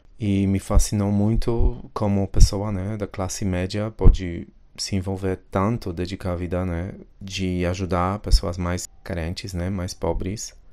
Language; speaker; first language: Portuguese; non-native, fluent; Polish